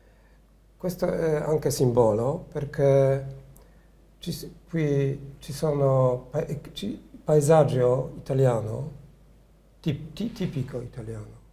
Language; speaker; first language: Italian; non-native, learner; Polish